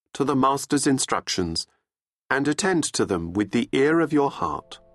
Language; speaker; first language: English; native; English